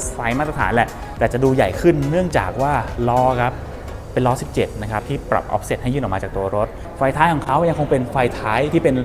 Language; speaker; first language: Thai; native; Thai